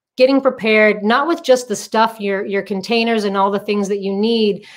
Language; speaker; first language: English; native; English